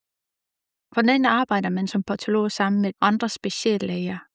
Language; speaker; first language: Danish; non-native, fluent; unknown